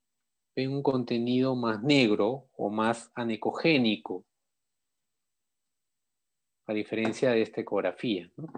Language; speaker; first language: Spanish; native; Spanish